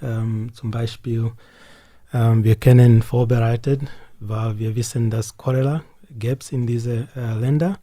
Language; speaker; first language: German; non-native, learner; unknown